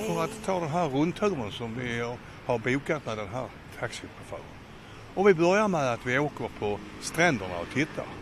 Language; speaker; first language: Swedish; native; Swedish